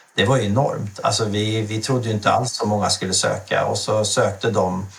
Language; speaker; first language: Swedish; native; Swedish